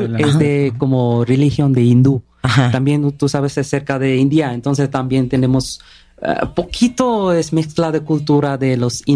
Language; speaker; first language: Spanish; non-native, learner; Bangla